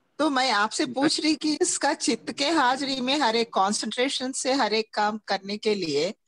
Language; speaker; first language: Hindi; non-native, local second language; Gujarati